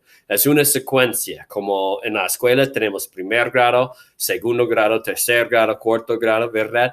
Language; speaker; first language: Spanish; non-native, fluent; English